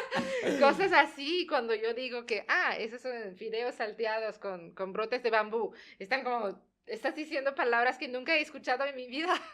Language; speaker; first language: Spanish; non-native, fluent; Tamil